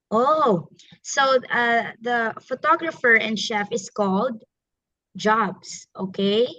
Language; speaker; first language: English; non-native, fluent; Filipino